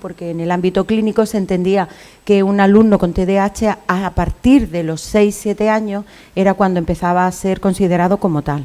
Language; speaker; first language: Spanish; native; Spanish